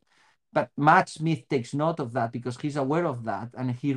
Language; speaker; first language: English; non-native, fluent; Spanish